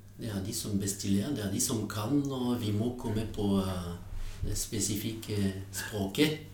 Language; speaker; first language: Norwegian; non-native, fluent; French